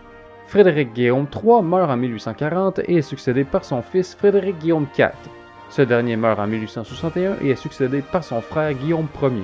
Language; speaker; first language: French; native; French